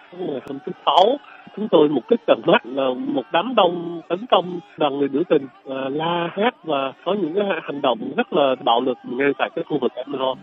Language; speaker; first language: Vietnamese; early bilingual, heritage; Vietnamese